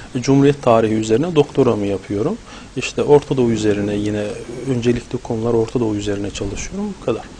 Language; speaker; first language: Turkish; native; Turkish